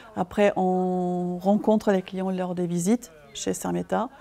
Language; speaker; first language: French; non-native, fluent; German